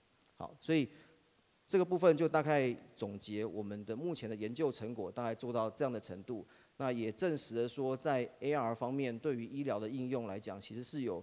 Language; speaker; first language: Chinese; native; Chinese